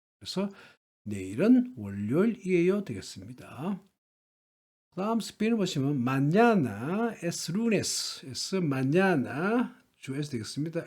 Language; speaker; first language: Korean; native; Korean